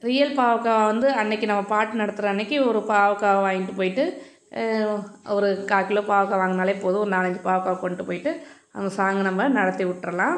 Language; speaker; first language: Tamil; native; Tamil